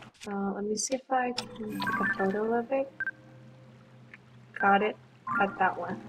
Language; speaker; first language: English; non-native, fluent; Korean